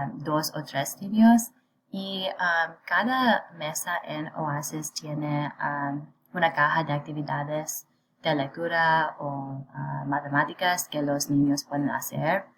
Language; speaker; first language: Spanish; non-native, learner; English